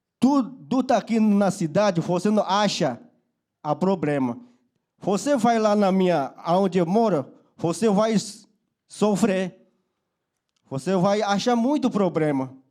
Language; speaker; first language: Portuguese; non-native, local second language; Yanomámi